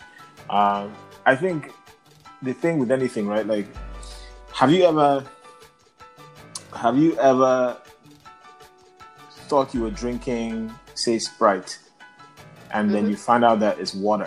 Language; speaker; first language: English; non-native, local second language; Yoruba